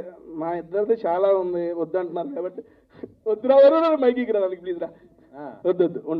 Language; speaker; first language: Telugu; native; Telugu